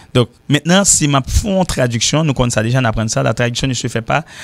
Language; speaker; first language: French; native; French